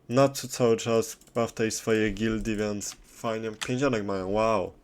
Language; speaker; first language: Polish; native; Polish